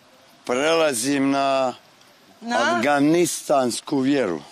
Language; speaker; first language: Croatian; non-native, learner; Portuguese